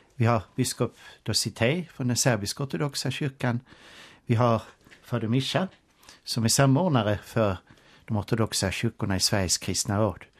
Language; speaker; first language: Swedish; native; Swedish